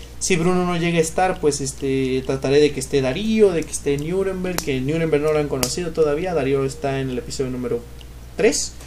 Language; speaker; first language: Spanish; native; Spanish